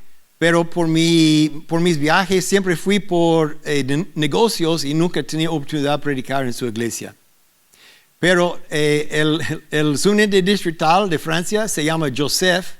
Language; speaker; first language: Spanish; non-native, learner; English